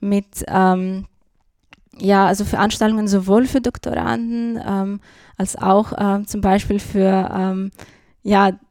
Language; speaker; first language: German; non-native, fluent; Greek